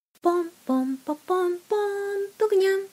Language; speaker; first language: Japanese; native; Japanese